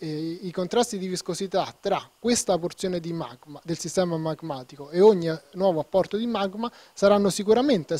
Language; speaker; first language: Italian; native; Italian